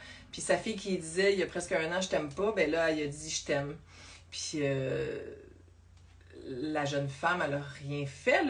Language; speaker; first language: French; native; French